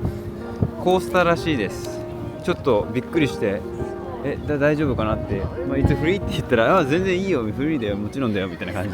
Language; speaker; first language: Japanese; native; Japanese